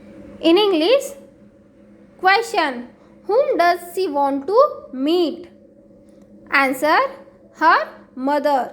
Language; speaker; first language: English; non-native, local second language; Hindi